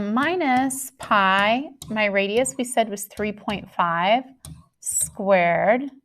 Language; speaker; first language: English; native; English